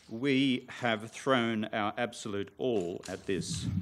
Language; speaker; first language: English; native; English